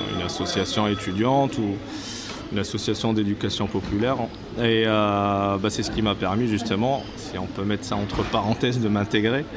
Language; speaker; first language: French; non-native, local second language; Arabic